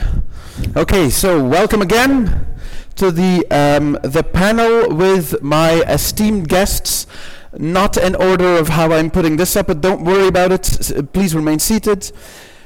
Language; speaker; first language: English; non-native, fluent; Dutch